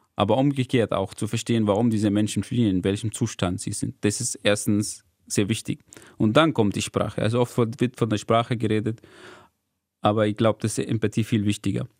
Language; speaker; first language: German; non-native, fluent; Arabic